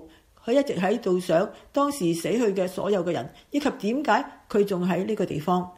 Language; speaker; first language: Chinese; non-native, local second language; Cantonese